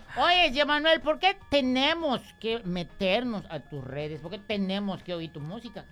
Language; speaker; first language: Spanish; native; Spanish